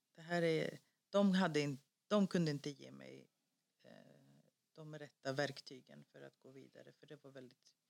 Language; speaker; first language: Swedish; early bilingual, other home language; Greek